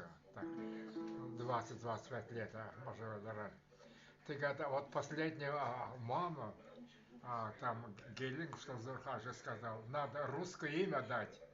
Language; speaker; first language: Russian; non-native, local second language; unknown